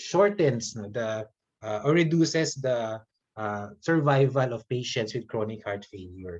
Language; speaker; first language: English; non-native, local second language; Filipino